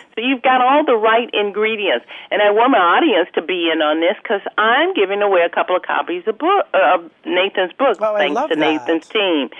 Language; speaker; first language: English; native; English